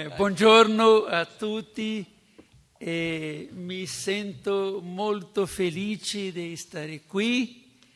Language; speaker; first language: Italian; non-native, learner; Portuguese